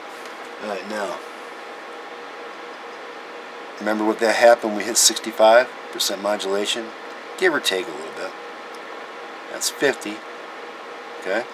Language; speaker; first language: English; native; English